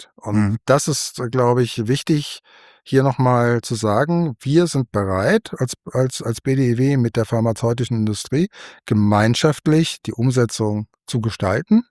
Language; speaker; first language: German; native; German